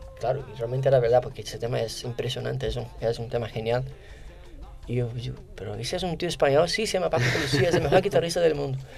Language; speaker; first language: Spanish; non-native, fluent; Portuguese